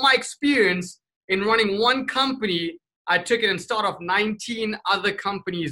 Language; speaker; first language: English; native; English